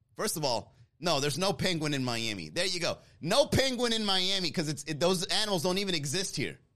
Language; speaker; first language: English; native; English